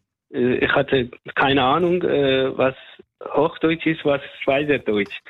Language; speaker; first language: German; non-native, fluent; Persian